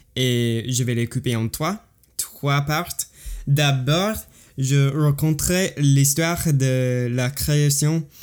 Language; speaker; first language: French; non-native, fluent; English